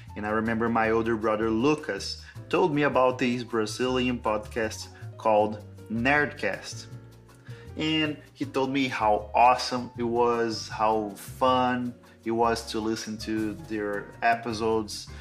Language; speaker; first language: English; non-native, fluent; Portuguese